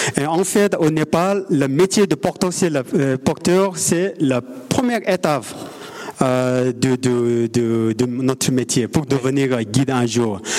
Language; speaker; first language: French; non-native, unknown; Sherpa